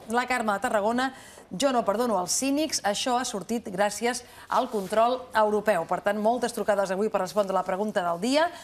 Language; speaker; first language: Catalan; native; Catalan